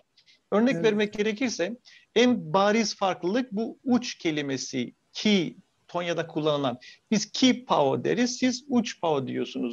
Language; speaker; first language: Turkish; native; Turkish